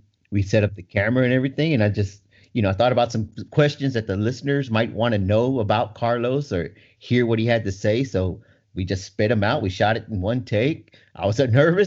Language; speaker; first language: English; native; English